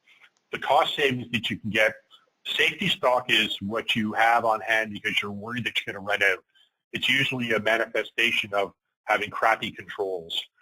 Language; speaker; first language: English; native; English